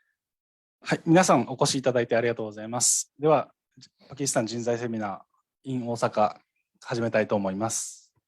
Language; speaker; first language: Japanese; native; Japanese